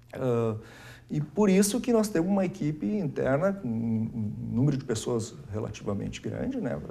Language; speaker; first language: Portuguese; native; Portuguese